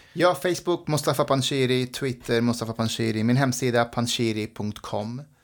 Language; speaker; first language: Swedish; early bilingual, other home language; Persian